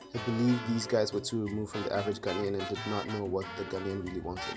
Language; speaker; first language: English; non-native, local second language; Akan